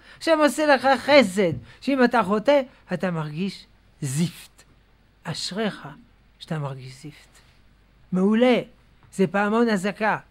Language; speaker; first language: Hebrew; non-native, fluent; French